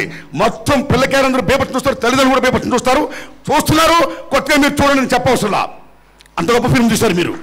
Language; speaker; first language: Telugu; native; Telugu